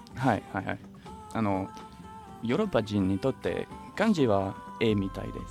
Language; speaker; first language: Japanese; non-native, learner; French